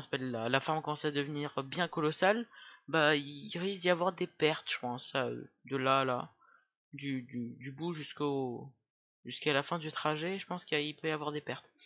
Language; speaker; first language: French; native; French